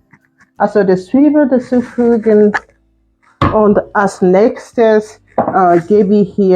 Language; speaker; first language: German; non-native, fluent; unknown